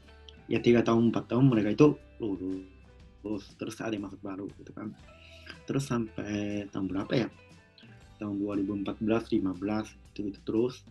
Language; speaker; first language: Indonesian; non-native, local second language; Japanese